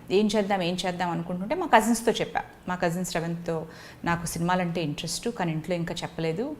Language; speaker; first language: Telugu; native; Telugu